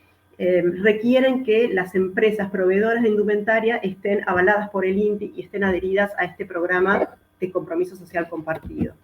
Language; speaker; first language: Spanish; native; Spanish